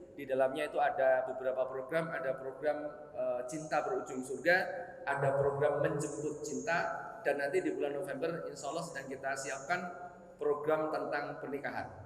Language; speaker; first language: Indonesian; native; Indonesian